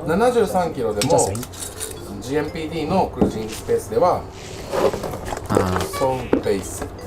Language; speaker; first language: Japanese; non-native, fluent; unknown